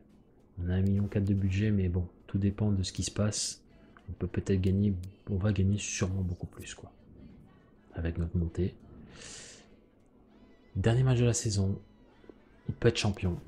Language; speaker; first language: French; native; French